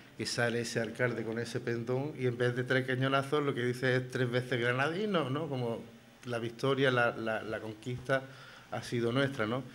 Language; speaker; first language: Spanish; native; Spanish